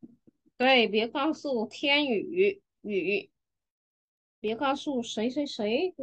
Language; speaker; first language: Chinese; non-native, fluent; Vietnamese